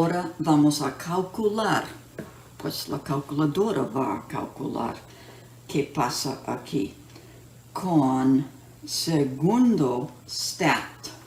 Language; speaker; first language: Spanish; non-native, fluent; English